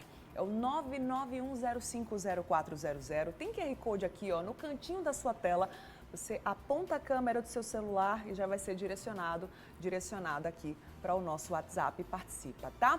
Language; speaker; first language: Portuguese; native; Portuguese